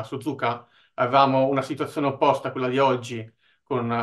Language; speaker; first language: Italian; native; Italian